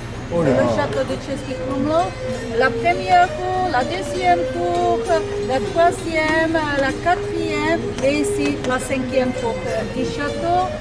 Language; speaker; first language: French; non-native, fluent; Czech